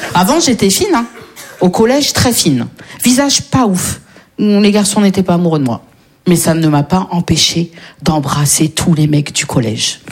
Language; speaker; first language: French; native; French